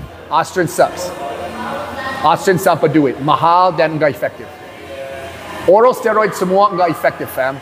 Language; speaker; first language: Indonesian; non-native, learner; English